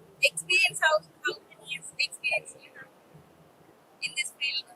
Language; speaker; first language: English; non-native, local second language; Malayalam